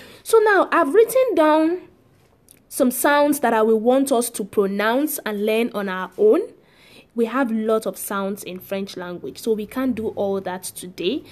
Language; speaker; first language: English; non-native, local second language; Yoruba